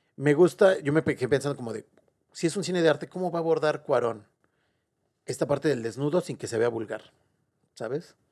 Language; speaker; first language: Spanish; native; Spanish